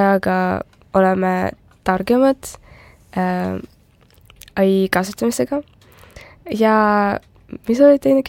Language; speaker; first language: Estonian; non-native, local second language; Russian